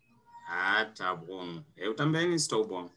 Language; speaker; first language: Portuguese; non-native, fluent; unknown